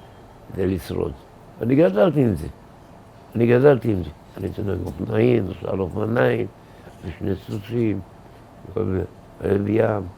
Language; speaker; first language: Hebrew; early bilingual, other home language; Arabic